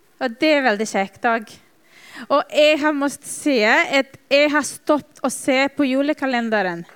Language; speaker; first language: Norwegian; non-native, fluent; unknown